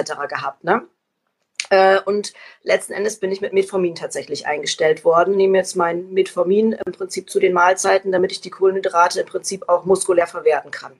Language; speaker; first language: German; native; German